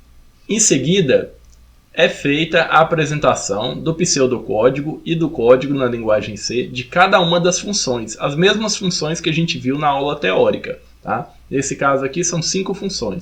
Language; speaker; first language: Portuguese; native; Portuguese